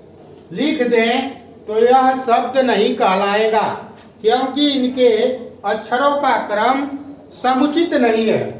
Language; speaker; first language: Hindi; native; Hindi